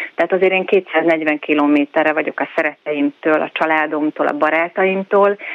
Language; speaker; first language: Hungarian; native; Hungarian